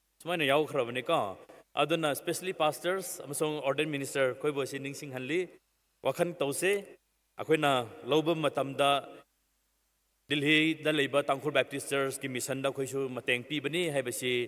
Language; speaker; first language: Manipuri; non-native, local second language; Tangkhul Naga (India)